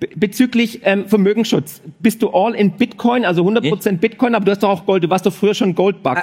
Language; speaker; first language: German; native; German